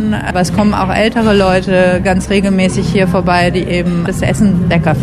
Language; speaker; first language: German; native; German